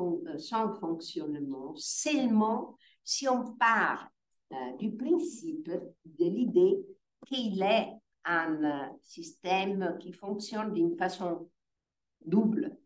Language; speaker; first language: French; non-native, fluent; Italian